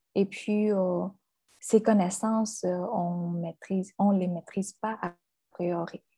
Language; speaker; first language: French; non-native, fluent; Chinese